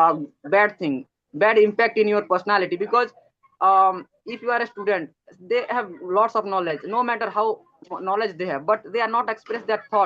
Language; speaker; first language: English; non-native, learner; Odia